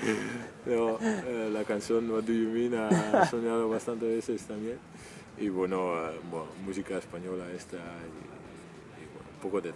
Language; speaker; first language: Spanish; non-native, fluent; Dutch